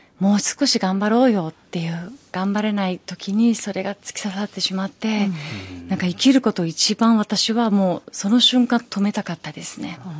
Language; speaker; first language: Japanese; early bilingual, other home language; Persian